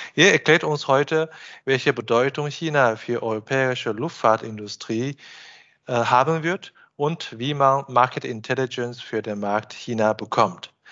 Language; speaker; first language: German; non-native, fluent; Chinese